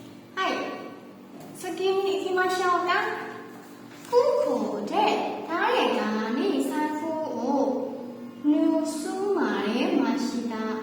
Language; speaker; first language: Japanese; non-native, learner; Burmese